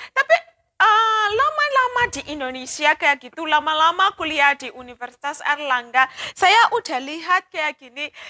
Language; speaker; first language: Indonesian; non-native, fluent; Shona